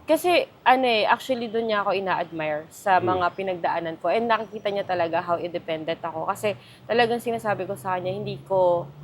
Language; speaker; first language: Filipino; native; Filipino